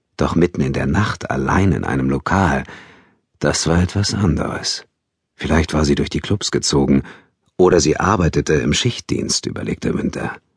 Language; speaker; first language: German; native; German